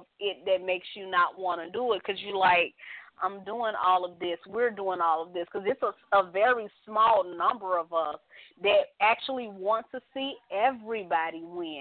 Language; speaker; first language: English; native; English